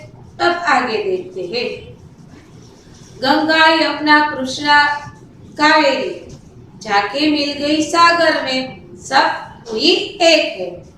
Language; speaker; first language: Hindi; non-native, local second language; Gujarati